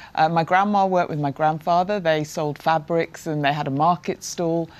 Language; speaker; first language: English; native; English